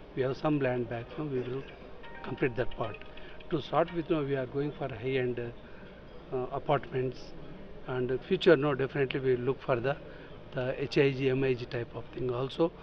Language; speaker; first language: English; non-native, local second language; Telugu